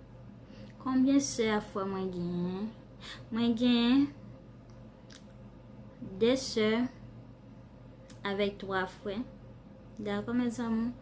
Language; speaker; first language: French; non-native, learner; Haitian Creole